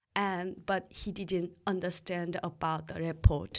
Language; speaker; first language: English; early bilingual, other home language; Korean